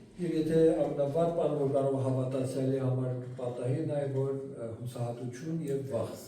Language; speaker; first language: Armenian; early bilingual, heritage; Armenian